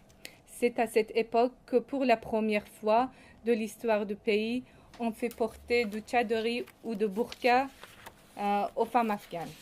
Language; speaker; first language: French; non-native, fluent; Persian